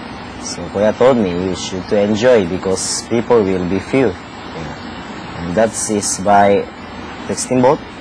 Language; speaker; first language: English; non-native, learner; Japanese